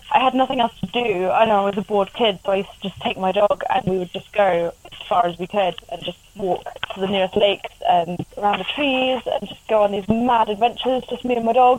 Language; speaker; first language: English; native; English